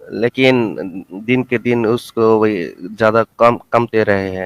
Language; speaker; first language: Hindi; non-native, fluent; Bangla